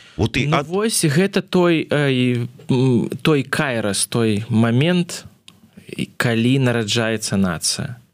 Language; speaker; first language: Belarusian; non-native, local second language; Russian